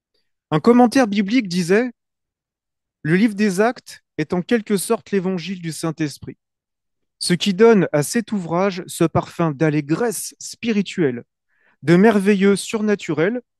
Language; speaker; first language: French; native; French